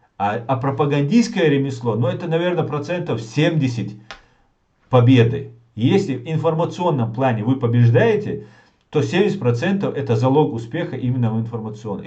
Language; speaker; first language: Russian; non-native, local second language; Chechen